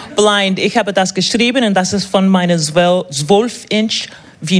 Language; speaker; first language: German; non-native, learner; English